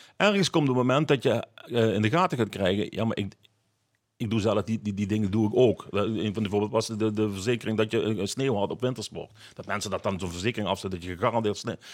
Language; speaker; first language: Dutch; native; Dutch